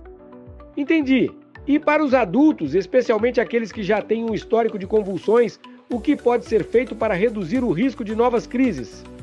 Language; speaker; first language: Portuguese; native; Portuguese